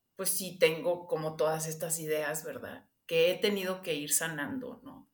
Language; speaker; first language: Spanish; non-native, local second language; English